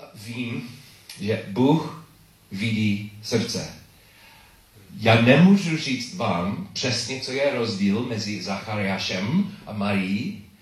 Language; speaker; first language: Czech; non-native, learner; English